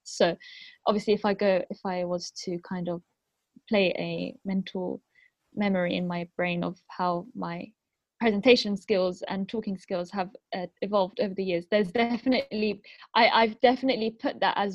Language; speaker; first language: English; non-native, local second language; Arabic